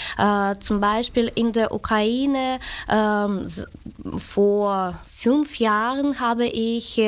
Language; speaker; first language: German; non-native, fluent; Ukrainian